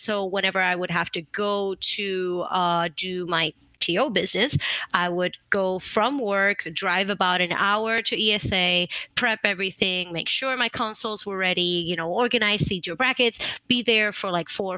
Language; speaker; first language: English; non-native, fluent; Spanish